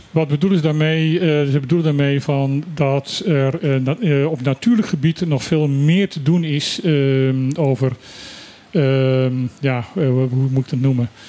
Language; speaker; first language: Dutch; non-native, local second language; Papiamento